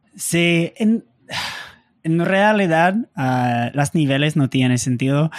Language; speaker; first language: Spanish; non-native, learner; English